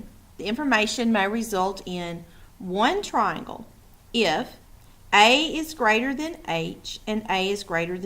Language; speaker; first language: English; native; English